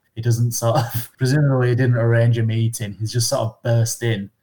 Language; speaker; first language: English; native; English